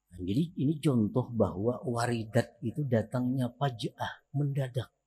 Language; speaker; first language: Indonesian; non-native, local second language; Banjar